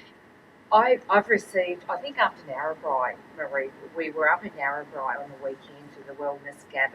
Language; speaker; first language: English; native; English